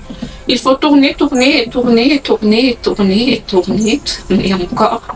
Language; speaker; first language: French; non-native, local second language; Malagasy